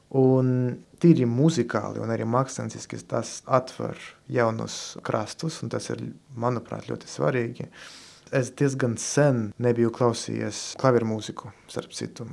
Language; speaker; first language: Latvian; non-native, local second language; Russian